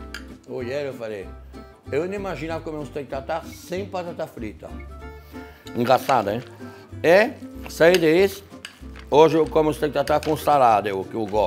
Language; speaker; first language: Portuguese; non-native, fluent; French